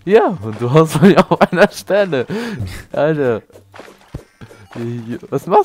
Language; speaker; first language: German; native; German